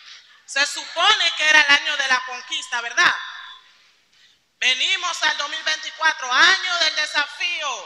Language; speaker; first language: Spanish; native; Spanish